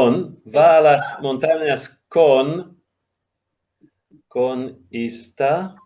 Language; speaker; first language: Spanish; non-native, learner; English